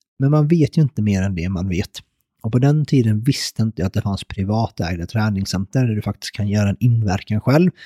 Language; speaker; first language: Swedish; early bilingual, other home language; Persian